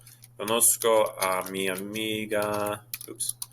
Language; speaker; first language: Spanish; non-native, fluent; English